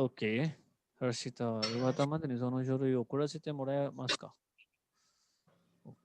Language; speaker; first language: Japanese; non-native, learner; Hindi